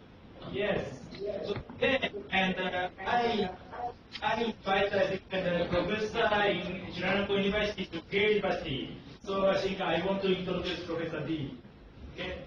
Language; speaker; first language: English; non-native, fluent; Japanese